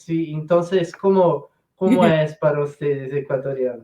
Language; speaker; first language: Spanish; non-native, learner; Portuguese